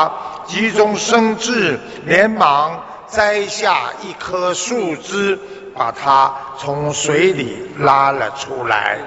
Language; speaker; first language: Chinese; native; Chinese